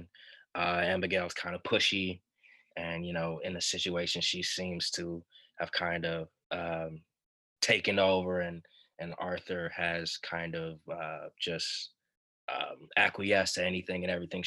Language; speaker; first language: English; native; English